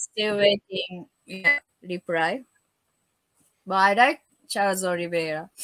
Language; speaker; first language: English; non-native, learner; Japanese